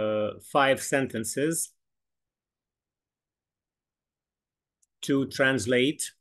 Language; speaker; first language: English; non-native, fluent; Arabic